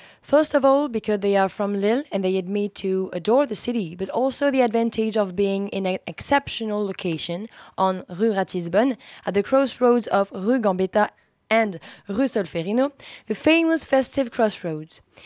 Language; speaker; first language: English; non-native, fluent; French